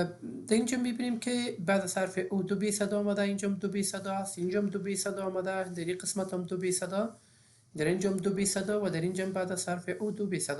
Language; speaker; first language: Persian; native; Persian